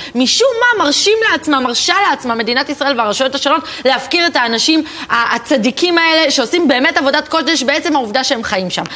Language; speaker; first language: Hebrew; native; Hebrew